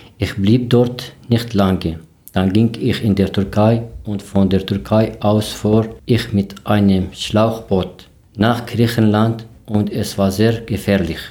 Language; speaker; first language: German; non-native, learner; Arabic